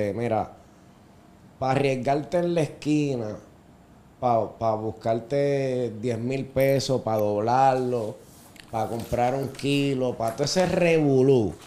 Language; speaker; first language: Spanish; native; Spanish